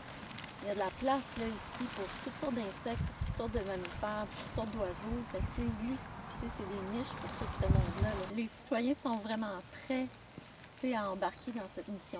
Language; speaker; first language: French; native; French